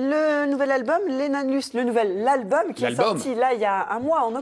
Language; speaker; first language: French; native; French